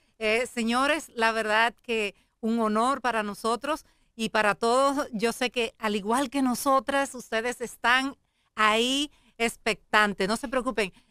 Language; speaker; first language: Spanish; native; Spanish